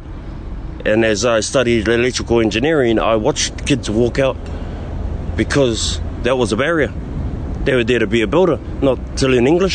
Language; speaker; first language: English; native; English